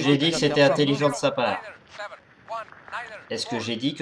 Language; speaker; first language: French; native; French